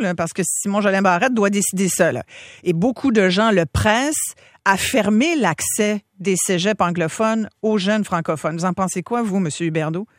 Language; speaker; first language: French; native; French